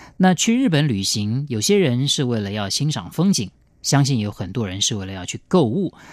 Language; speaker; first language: Chinese; native; Chinese